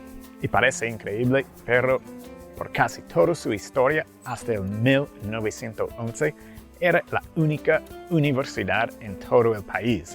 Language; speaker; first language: Spanish; non-native, fluent; English